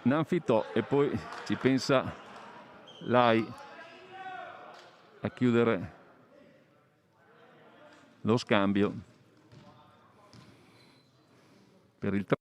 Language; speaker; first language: Italian; native; Italian